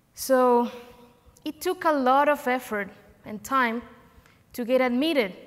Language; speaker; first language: English; non-native, fluent; Spanish